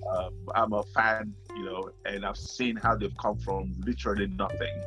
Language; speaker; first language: English; non-native, local second language; Yoruba